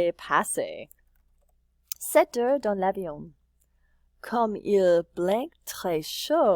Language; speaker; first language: French; non-native, fluent; English